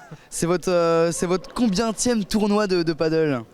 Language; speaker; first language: French; native; French